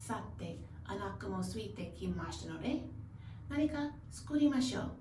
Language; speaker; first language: Japanese; non-native, learner; English